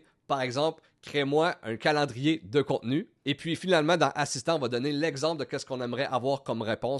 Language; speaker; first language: French; native; French